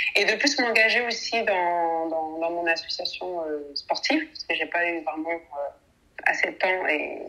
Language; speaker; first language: French; early bilingual, other home language; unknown